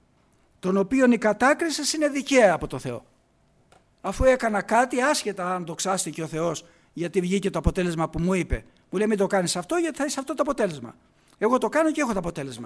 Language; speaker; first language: Greek; native; Greek